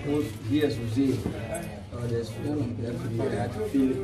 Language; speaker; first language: German; non-native, learner; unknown